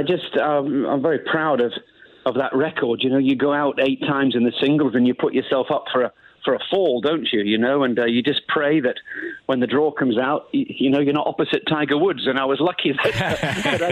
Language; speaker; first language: English; native; English